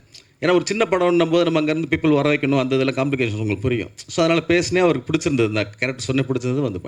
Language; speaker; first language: Tamil; native; Tamil